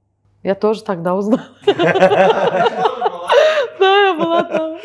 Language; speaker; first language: Russian; non-native, local second language; Turkmen